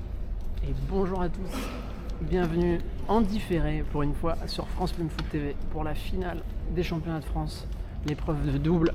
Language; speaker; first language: French; native; French